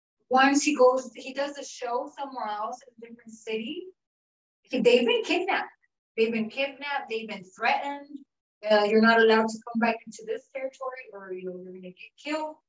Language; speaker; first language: English; early bilingual, other home language; Spanish